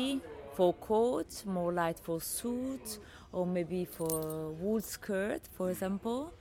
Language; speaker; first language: English; non-native, learner; Italian